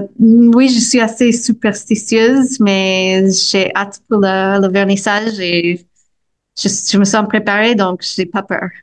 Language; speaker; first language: French; non-native, fluent; English